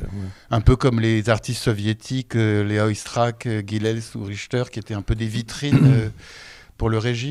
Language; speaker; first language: French; native; French